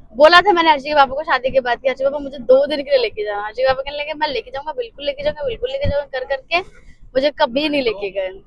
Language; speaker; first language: Hindi; non-native, local second language; Bangla